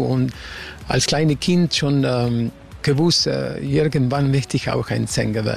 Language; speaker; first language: German; non-native, fluent; Spanish